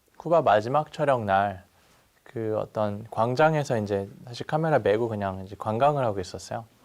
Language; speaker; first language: Korean; native; Korean